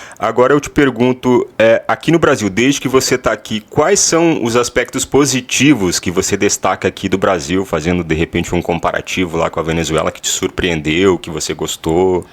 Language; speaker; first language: Portuguese; native; Portuguese